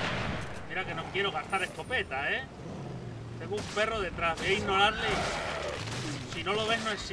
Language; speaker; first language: Spanish; native; Spanish